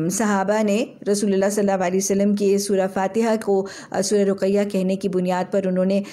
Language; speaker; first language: Urdu; native; Urdu